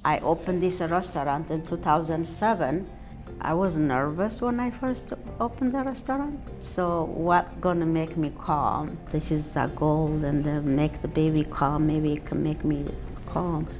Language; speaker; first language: English; non-native, fluent; Amharic